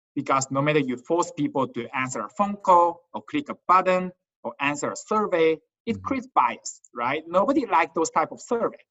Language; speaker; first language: English; non-native, fluent; Chinese